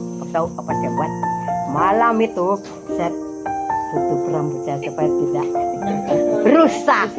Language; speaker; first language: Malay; non-native, local second language; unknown